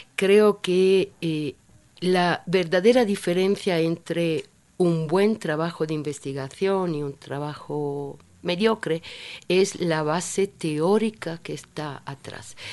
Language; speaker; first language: Spanish; non-native, fluent; Italian